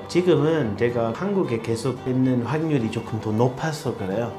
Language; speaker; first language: Korean; non-native, fluent; English